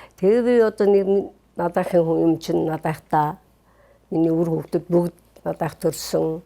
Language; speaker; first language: Mongolian; non-native, local second language; Kazakh